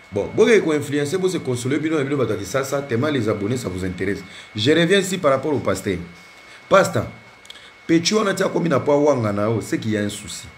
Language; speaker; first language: French; non-native, local second language; Lingala